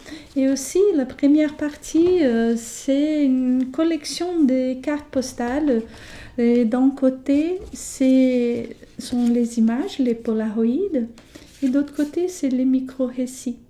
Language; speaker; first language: French; non-native, fluent; Portuguese